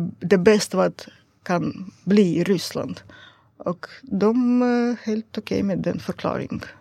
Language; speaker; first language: Swedish; non-native, learner; Russian